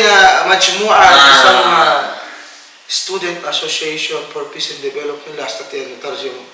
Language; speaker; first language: Arabic; non-native, fluent; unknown